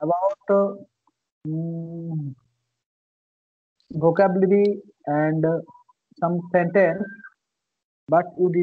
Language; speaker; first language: English; non-native, learner; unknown